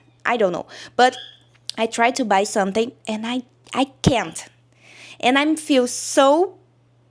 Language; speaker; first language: English; non-native, learner; Portuguese